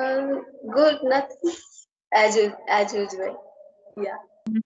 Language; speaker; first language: English; non-native, learner; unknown